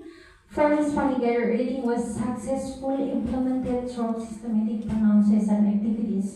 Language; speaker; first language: English; non-native, learner; Indonesian